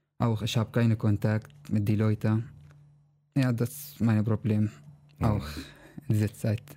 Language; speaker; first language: German; non-native, learner; Arabic